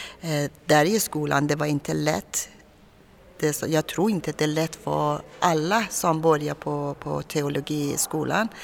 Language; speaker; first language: Swedish; non-native, fluent; Persian